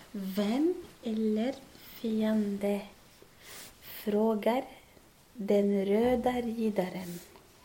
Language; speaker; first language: Swedish; non-native, learner; Arabic